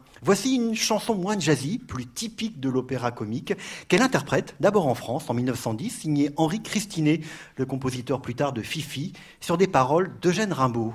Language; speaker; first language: French; native; French